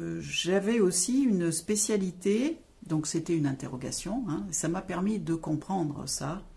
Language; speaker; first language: French; native; French